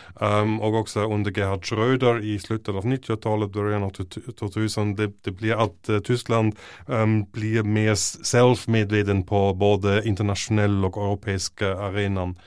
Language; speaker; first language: Norwegian; non-native, fluent; German